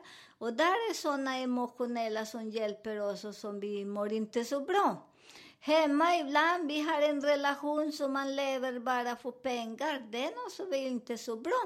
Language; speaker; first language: Swedish; non-native, fluent; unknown